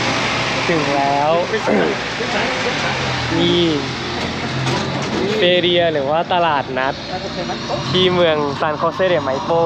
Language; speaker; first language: Spanish; non-native, learner; Thai